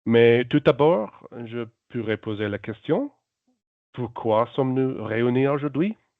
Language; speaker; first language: French; non-native, local second language; German